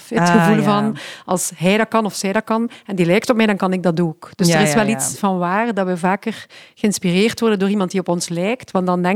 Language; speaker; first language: Dutch; native; Dutch